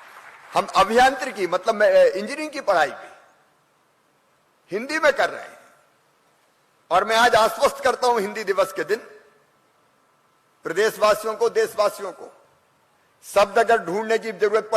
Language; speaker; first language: Hindi; native; Hindi